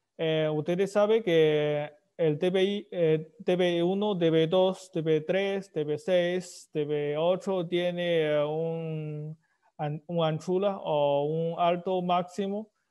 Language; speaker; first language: Spanish; non-native, fluent; Chinese